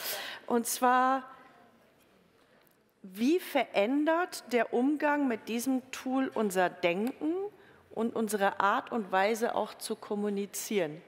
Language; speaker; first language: German; native; German